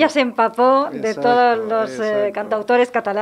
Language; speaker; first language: Spanish; native; Spanish